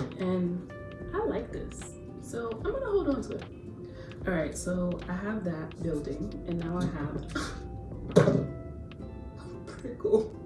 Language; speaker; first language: English; native; English